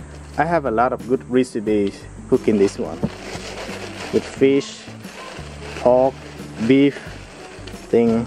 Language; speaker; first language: English; non-native, fluent; Vietnamese